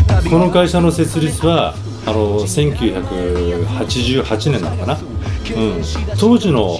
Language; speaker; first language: Japanese; native; Japanese